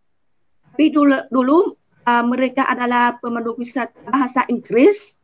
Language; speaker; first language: Indonesian; non-native, fluent; Vietnamese